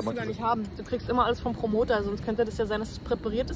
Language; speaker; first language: German; native; German